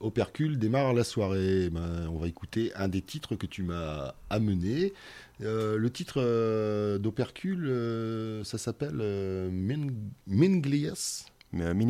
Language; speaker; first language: French; native; French